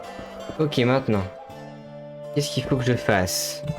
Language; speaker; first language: French; native; French